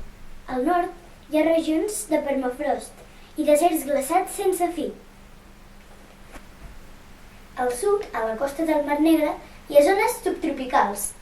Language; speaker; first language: Catalan; early bilingual, other home language; Russian